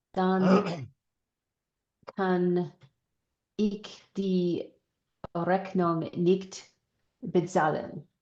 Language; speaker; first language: German; non-native, learner; English